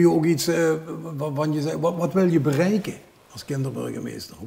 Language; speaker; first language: Dutch; native; Dutch